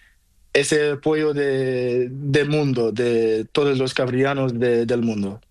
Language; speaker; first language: Spanish; non-native, learner; Portuguese